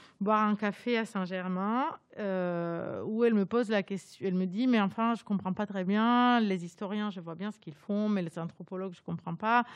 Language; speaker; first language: French; non-native, fluent; Italian